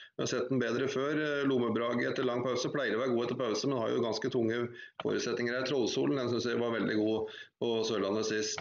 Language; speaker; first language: Norwegian; native; Norwegian